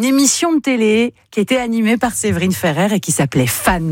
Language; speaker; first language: French; native; French